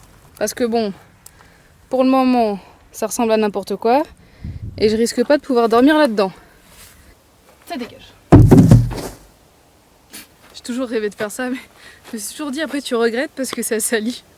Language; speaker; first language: French; native; French